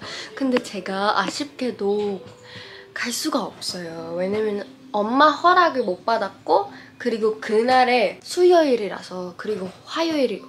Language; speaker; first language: Korean; non-native, fluent; English